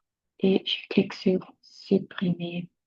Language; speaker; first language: French; non-native, local second language; Dutch